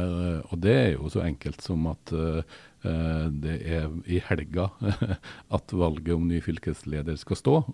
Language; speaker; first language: Norwegian; native; Norwegian